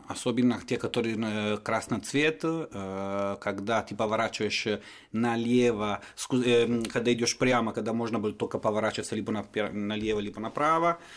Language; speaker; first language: Russian; non-native, fluent; Italian